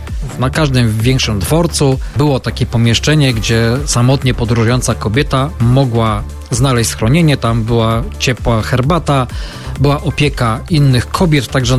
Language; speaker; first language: Polish; native; Polish